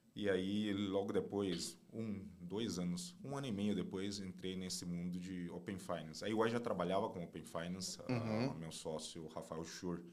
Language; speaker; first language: Portuguese; non-native, fluent; Chinese